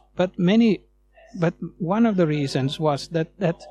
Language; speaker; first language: English; non-native, fluent; Swedish